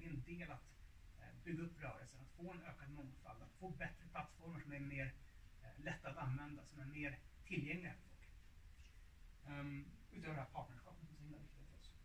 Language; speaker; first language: Swedish; native; Swedish